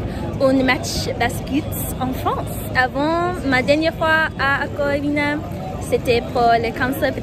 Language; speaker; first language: French; non-native, learner; English